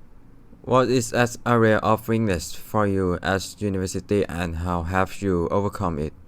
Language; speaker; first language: English; non-native, learner; Thai